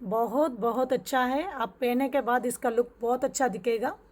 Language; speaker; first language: Hindi; non-native, local second language; Telugu